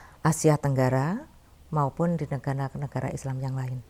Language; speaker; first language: Indonesian; native; Indonesian